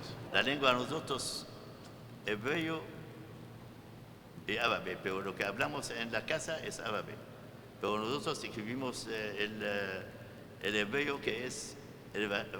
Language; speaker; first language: Spanish; non-native, fluent; Arabic